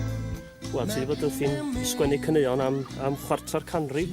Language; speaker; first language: Welsh; native; Welsh